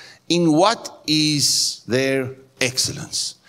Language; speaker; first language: English; non-native, local second language; Afrikaans